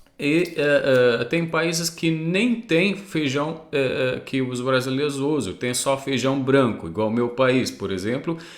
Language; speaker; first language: Portuguese; non-native, fluent; Arabic